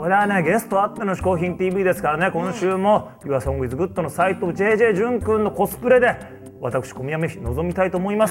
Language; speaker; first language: Japanese; native; Japanese